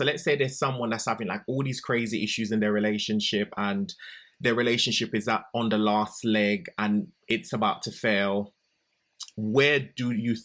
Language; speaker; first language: English; native; English